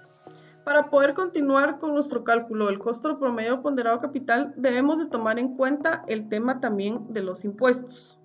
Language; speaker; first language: Spanish; native; Spanish